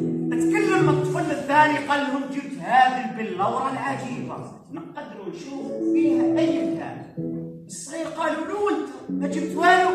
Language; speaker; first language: Arabic; native; Arabic